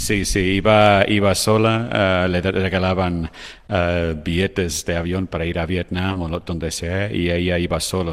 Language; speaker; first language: Spanish; non-native, fluent; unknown